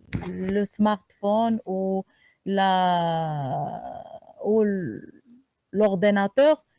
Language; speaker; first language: French; non-native, learner; Arabic